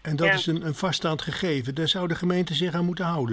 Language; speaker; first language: Dutch; native; Dutch